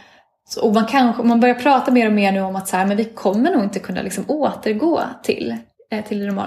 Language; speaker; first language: Swedish; native; Swedish